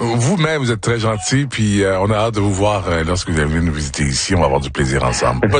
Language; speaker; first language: French; native; French